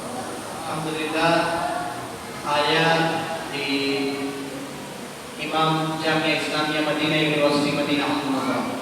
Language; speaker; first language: Indonesian; non-native, learner; Urdu